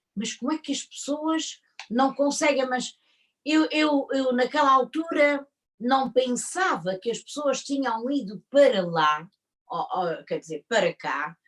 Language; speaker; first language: Portuguese; native; Portuguese